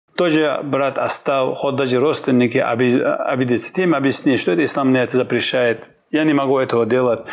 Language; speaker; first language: Russian; non-native, local second language; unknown